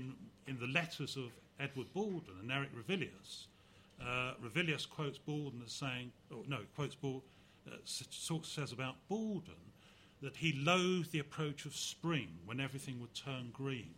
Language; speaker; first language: English; native; English